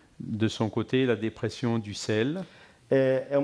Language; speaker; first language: French; non-native, learner; Portuguese